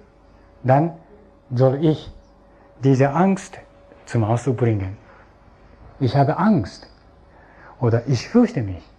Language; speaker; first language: German; non-native, fluent; Japanese